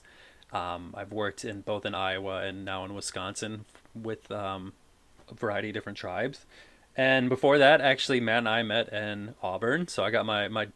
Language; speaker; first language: English; native; English